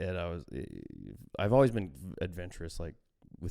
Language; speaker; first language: English; native; English